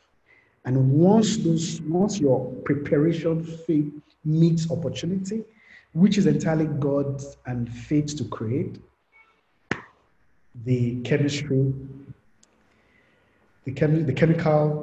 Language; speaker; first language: English; non-native, local second language; Yoruba